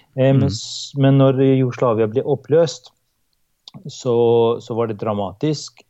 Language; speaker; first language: Norwegian; non-native, fluent; Albanian